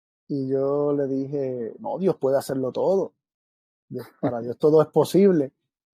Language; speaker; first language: Spanish; native; Spanish